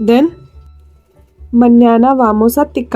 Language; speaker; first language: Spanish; non-native, fluent; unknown